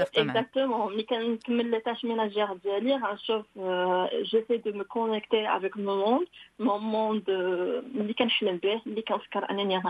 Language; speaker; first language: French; non-native, local second language; Arabic